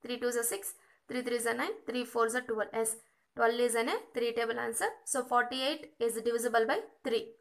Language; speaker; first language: English; non-native, local second language; Kannada